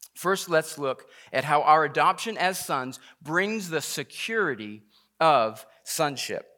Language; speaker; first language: English; native; English